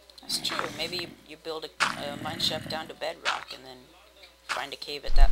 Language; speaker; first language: English; native; English